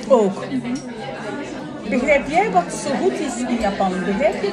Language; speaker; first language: Dutch; non-native, fluent; French